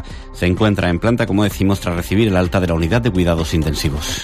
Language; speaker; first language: Spanish; native; Spanish